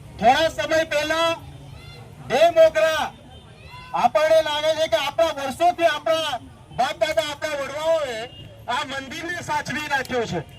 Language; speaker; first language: Gujarati; non-native, local second language; Bhili